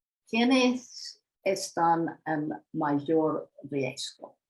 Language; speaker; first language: Spanish; non-native, learner; English